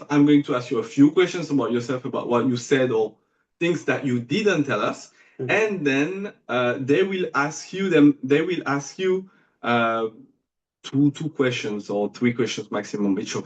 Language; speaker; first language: English; non-native, fluent; French